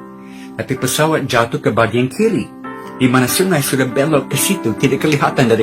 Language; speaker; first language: Indonesian; non-native, fluent; English